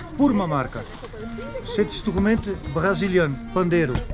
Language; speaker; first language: French; non-native, learner; Portuguese